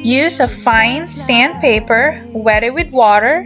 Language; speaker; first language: English; non-native, local second language; Filipino